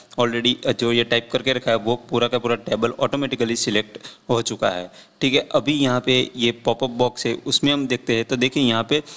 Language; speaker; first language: Hindi; non-native, local second language; Gujarati